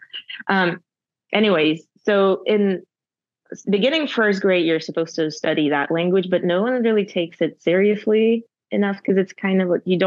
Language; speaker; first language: English; non-native, fluent; Russian